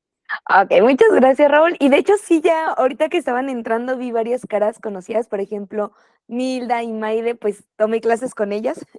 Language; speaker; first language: Spanish; native; Spanish